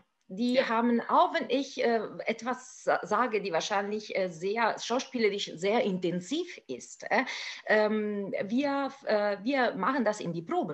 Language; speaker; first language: German; non-native, fluent; Italian